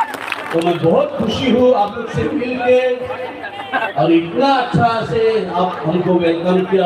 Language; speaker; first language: Hindi; non-native, local second language; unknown